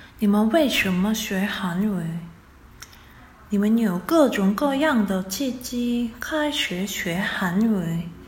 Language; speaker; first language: Chinese; non-native, fluent; Korean